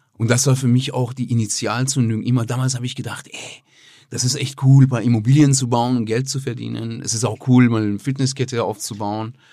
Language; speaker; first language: German; non-native, fluent; Persian